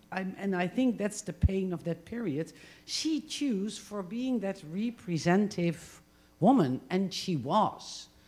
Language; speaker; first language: English; non-native, fluent; Dutch